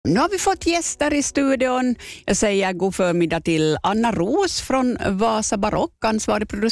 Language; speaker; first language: Swedish; native; Swedish